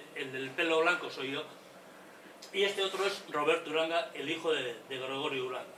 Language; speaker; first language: Spanish; non-native, local second language; Basque